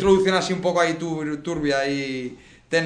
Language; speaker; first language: Spanish; native; Spanish